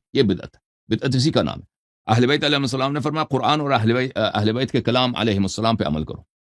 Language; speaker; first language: Urdu; non-native, fluent; Persian